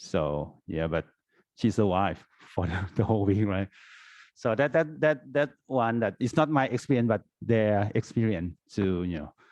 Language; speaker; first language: English; non-native, fluent; Thai